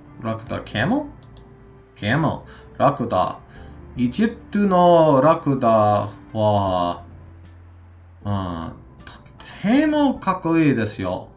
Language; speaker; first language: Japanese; non-native, learner; English